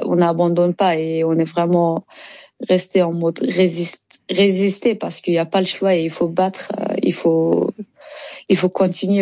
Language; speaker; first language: French; non-native, learner; Persian